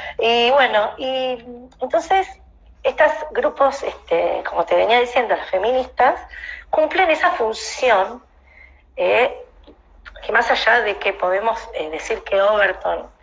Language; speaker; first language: Spanish; native; Spanish